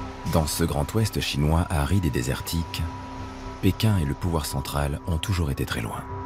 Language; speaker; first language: French; native; French